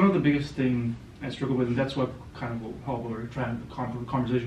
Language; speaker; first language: English; non-native, local second language; Gujarati